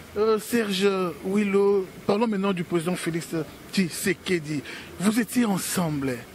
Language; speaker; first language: French; non-native, local second language; Lingala